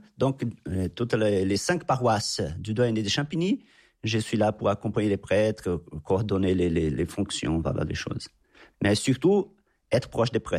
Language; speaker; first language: French; non-native, fluent; Portuguese